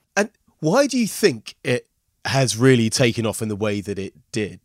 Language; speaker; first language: English; early bilingual, other home language; Hindi